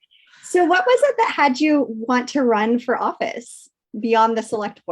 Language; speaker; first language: English; native; English